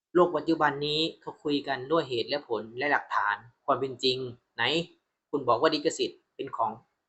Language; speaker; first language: Thai; native; Thai